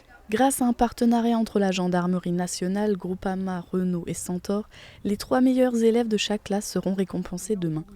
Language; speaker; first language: French; native; French